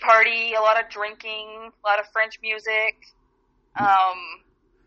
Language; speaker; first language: English; non-native, fluent; French